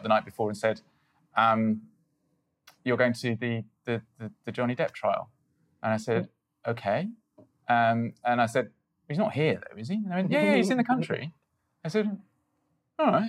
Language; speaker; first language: English; native; English